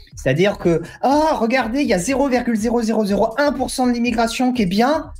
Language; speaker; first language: French; native; French